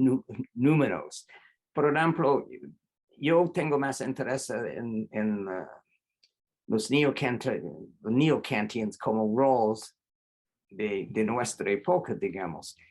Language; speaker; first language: Spanish; non-native, fluent; English